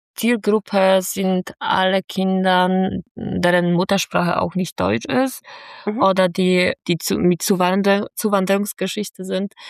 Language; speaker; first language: German; non-native, fluent; Polish